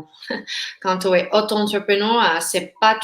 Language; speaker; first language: French; non-native, learner; Filipino